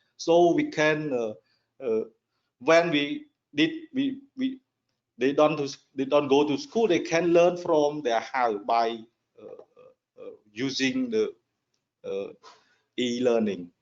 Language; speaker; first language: English; non-native, learner; Khmer